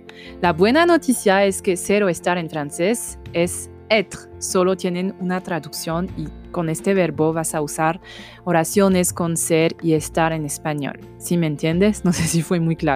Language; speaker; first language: Spanish; non-native, fluent; French